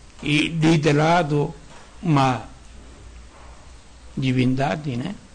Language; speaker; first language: Portuguese; non-native, learner; Japanese